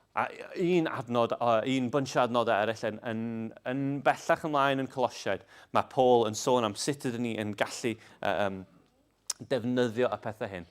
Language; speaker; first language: Welsh; non-native, local second language; English